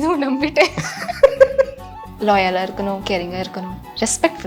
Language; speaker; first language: Tamil; non-native, fluent; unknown